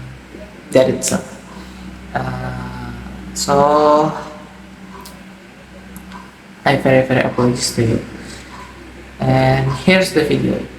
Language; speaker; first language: English; non-native, learner; Indonesian